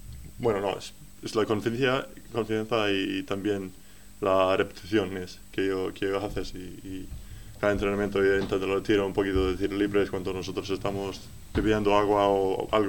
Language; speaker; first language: Spanish; non-native, learner; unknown